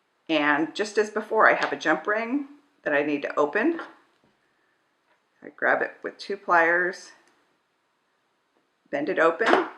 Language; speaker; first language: English; native; English